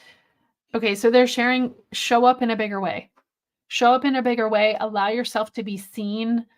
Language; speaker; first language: English; native; English